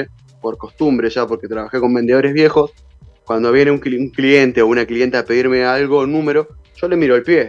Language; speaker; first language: Spanish; native; Spanish